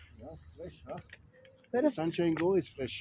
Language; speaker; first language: English; non-native, learner; German